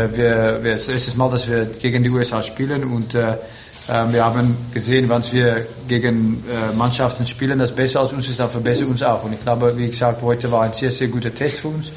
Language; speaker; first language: German; non-native, fluent; Afrikaans